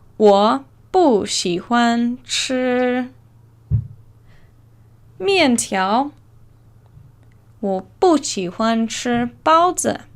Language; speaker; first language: Chinese; non-native, fluent; English